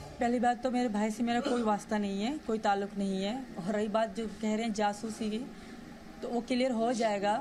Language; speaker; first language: Urdu; non-native, local second language; Sindhi